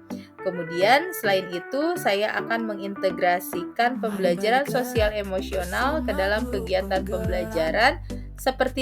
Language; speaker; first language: Indonesian; native; Indonesian